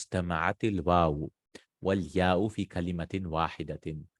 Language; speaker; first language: Arabic; non-native, fluent; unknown